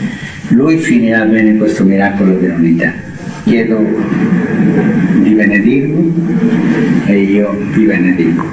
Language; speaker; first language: Italian; early bilingual, heritage; Spanish